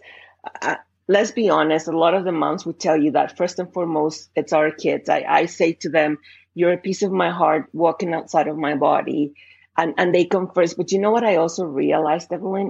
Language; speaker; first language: English; non-native, fluent; Spanish